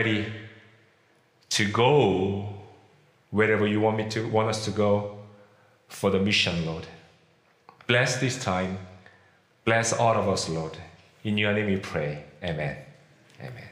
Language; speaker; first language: English; non-native, fluent; Korean